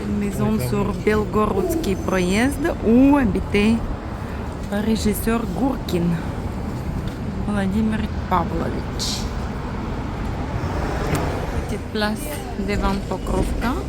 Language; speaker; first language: French; non-native, fluent; Russian